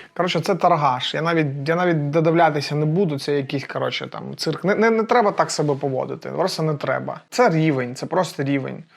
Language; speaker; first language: Ukrainian; non-native, local second language; Russian